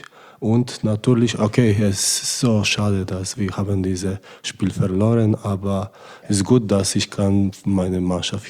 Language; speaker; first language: German; non-native, learner; Polish